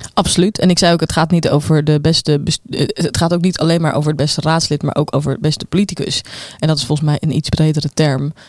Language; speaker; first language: Dutch; native; Dutch